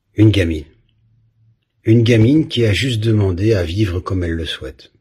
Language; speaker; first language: French; native; French